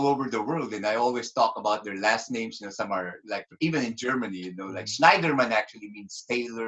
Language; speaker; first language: English; non-native, local second language; Filipino